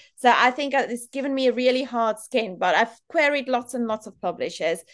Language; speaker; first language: English; non-native, local second language; Afrikaans